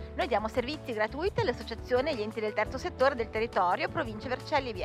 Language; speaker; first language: Italian; native; Italian